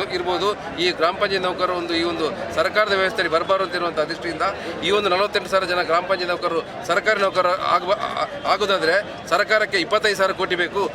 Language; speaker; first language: Kannada; native; Kannada